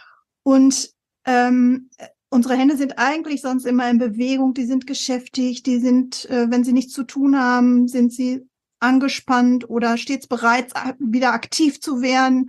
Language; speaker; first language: German; native; German